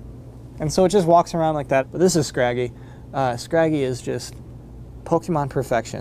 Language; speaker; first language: English; native; English